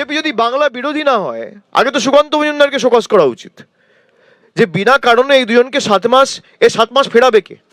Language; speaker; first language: Bangla; native; Bangla